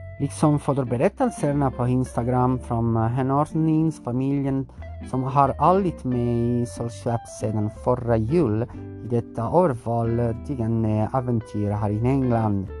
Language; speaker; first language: Swedish; non-native, learner; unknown